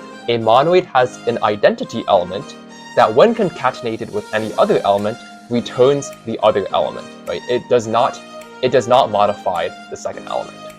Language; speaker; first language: English; native; English